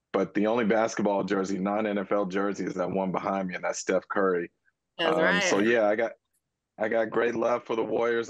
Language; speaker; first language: English; native; English